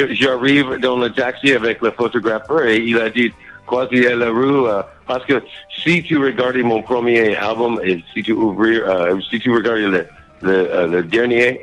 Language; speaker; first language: French; non-native, learner; English